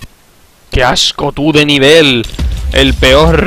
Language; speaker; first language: Spanish; native; Spanish